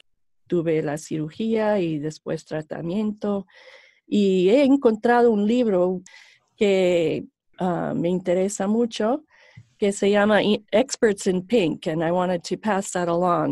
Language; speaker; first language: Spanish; non-native, fluent; English